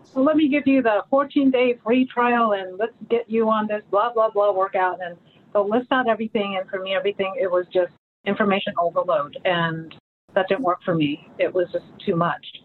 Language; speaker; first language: English; early bilingual, other home language; Filipino